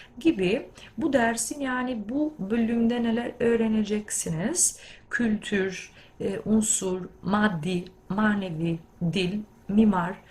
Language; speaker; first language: Turkish; non-native, fluent; Albanian